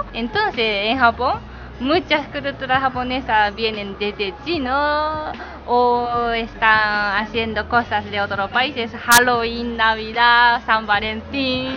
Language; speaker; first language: Spanish; non-native, learner; Japanese